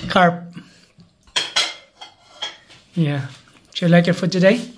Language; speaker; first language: English; non-native, local second language; Filipino